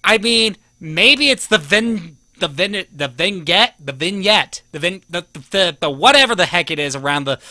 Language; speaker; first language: English; native; English